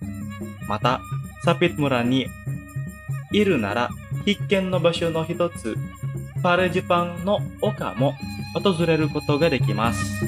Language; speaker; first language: Japanese; non-native, fluent; Indonesian